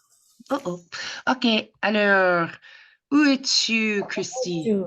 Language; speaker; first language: French; non-native, fluent; English